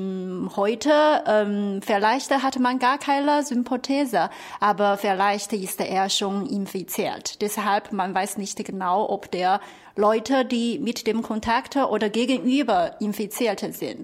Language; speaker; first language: German; non-native, fluent; Chinese